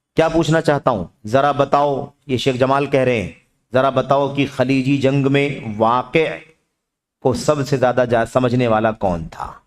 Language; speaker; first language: Urdu; native; Urdu